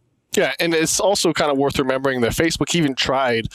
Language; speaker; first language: English; native; English